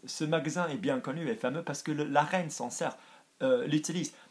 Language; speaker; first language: French; non-native, fluent; English